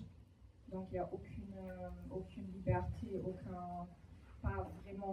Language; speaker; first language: French; non-native, fluent; German